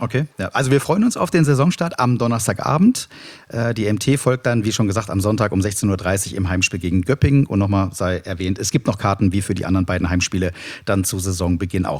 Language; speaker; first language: German; native; German